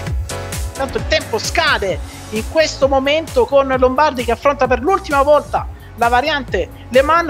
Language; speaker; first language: Italian; native; Italian